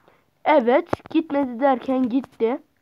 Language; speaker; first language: Turkish; native; Turkish